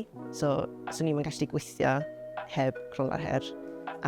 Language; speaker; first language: Welsh; non-native, local second language; English